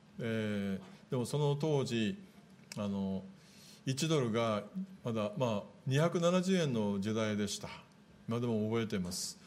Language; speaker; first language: Japanese; native; Japanese